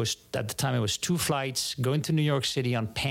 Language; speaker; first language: English; non-native, fluent; French